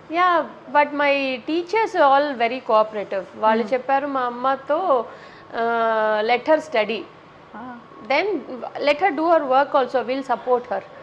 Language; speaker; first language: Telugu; non-native, learner; Malayalam